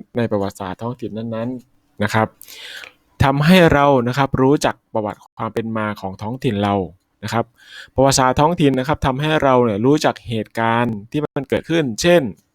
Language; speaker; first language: Thai; native; Thai